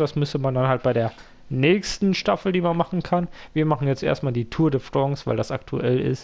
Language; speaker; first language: German; native; German